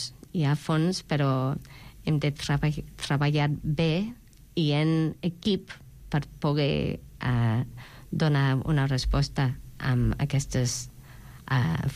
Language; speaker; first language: Catalan; non-native, fluent; English